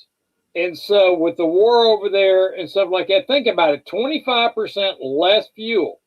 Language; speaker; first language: English; native; English